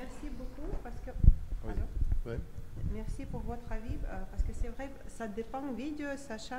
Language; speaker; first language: French; non-native, fluent; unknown